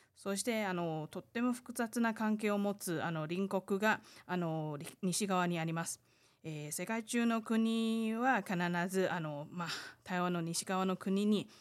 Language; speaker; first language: Japanese; non-native, fluent; Chinese